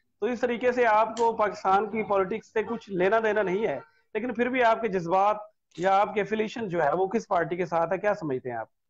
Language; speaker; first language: Urdu; non-native, local second language; Punjabi